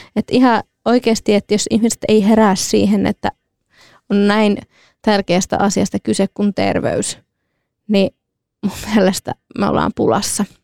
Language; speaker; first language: Finnish; early bilingual, other home language; Kurdish